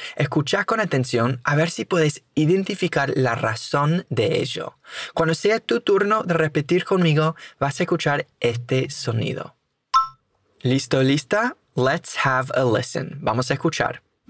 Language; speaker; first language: Spanish; native; Spanish